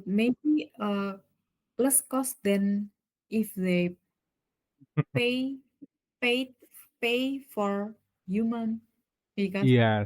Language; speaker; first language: English; non-native, learner; Indonesian